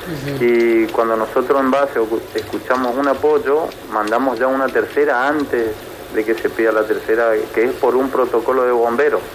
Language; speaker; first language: Spanish; native; Spanish